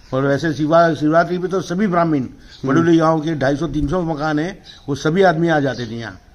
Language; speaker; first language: Hindi; non-native, local second language; Gujarati